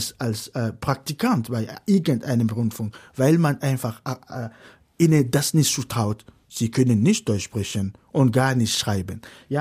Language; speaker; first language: German; non-native, fluent; Fon